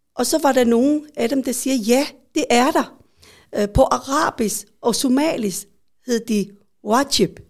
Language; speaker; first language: Danish; early bilingual, other home language; Vietnamese